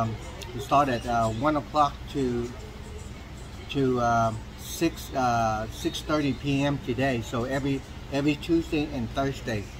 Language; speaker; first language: English; non-native, fluent; Vietnamese